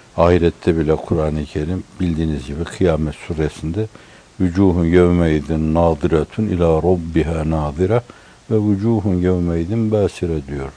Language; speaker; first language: Turkish; native; Turkish